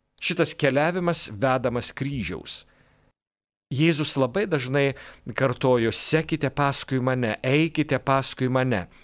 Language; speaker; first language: Lithuanian; native; Lithuanian